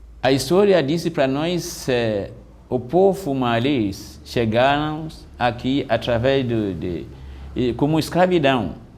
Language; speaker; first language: Portuguese; non-native, fluent; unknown